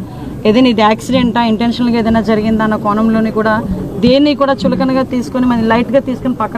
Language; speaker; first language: Telugu; native; Telugu